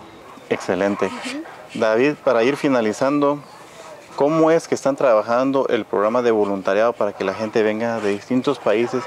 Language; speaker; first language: Spanish; native; Spanish